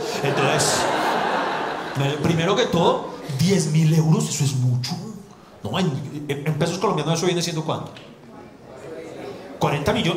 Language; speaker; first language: Spanish; native; Spanish